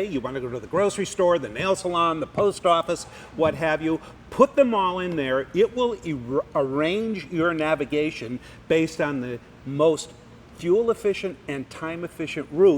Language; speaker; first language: English; native; English